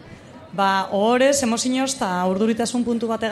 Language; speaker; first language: Basque; native; Basque